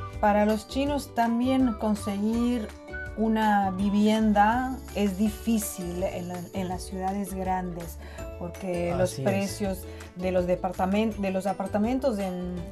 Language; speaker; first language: Spanish; non-native, fluent; Chinese